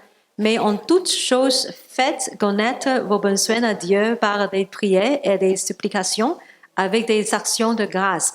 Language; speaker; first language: French; non-native, learner; Cantonese